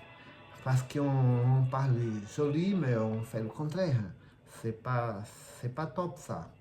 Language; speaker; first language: French; non-native, fluent; Portuguese